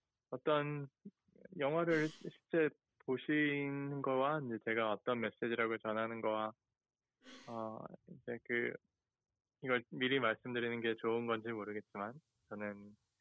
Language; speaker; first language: Korean; early bilingual, heritage; Korean